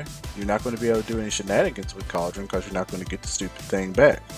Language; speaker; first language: English; native; English